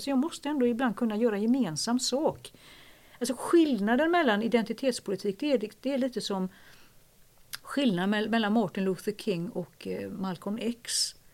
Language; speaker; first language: Swedish; native; Swedish